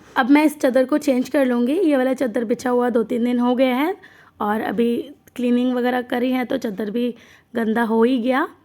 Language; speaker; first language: Hindi; non-native, local second language; Bangla